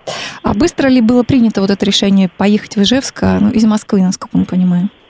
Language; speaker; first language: Russian; native; Russian